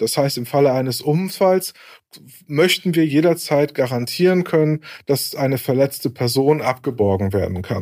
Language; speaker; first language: German; native; German